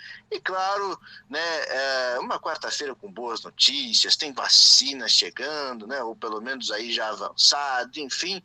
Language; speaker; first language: Portuguese; native; Portuguese